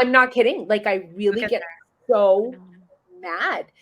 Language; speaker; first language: English; native; English